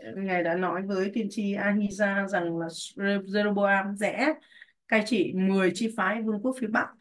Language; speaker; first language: Vietnamese; native; Vietnamese